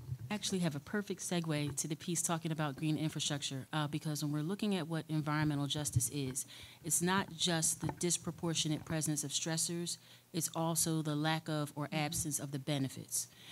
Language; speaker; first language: English; native; English